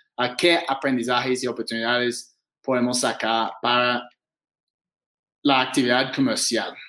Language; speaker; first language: Spanish; non-native, fluent; English